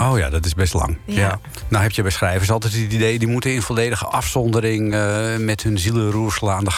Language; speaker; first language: Dutch; native; Dutch